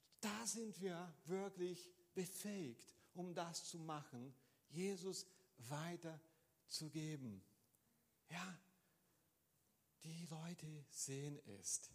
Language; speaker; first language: German; non-native, fluent; Portuguese